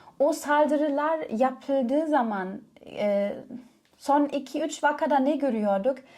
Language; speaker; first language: Turkish; non-native, fluent; German